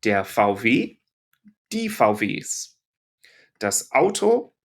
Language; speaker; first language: German; non-native, fluent; English